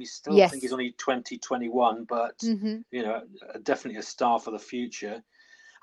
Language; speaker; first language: English; native; English